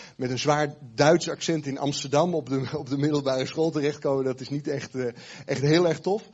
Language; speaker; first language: Dutch; early bilingual, heritage; Dutch